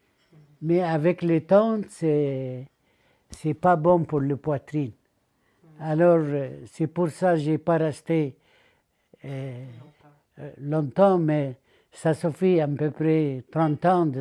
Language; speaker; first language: French; non-native, learner; Arabic